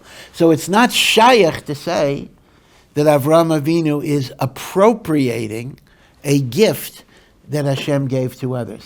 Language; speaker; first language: English; native; English